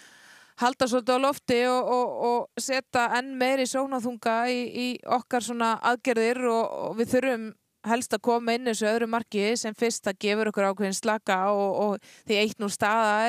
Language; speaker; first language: Icelandic; native; Icelandic